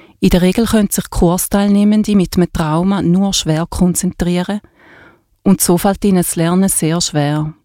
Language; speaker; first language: German; native; German